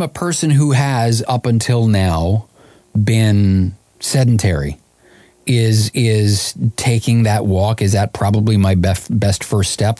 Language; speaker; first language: English; native; English